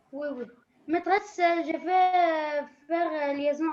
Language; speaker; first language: French; non-native, learner; Arabic